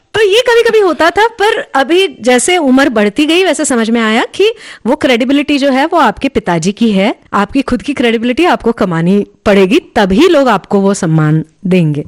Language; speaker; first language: Hindi; non-native, local second language; Marathi